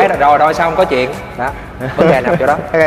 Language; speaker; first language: Vietnamese; native; Vietnamese